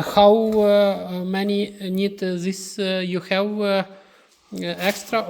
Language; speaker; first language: English; non-native, learner; Ukrainian